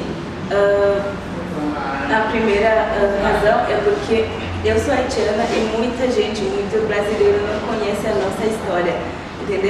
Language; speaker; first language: Portuguese; non-native, fluent; Haitian Creole